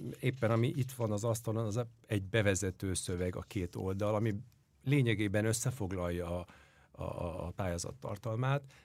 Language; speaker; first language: Hungarian; non-native, fluent; Turkish